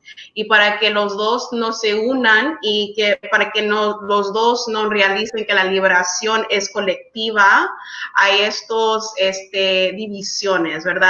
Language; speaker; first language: Spanish; early bilingual, heritage; English